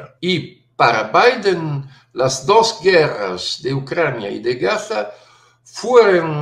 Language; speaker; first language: Spanish; non-native, fluent; Italian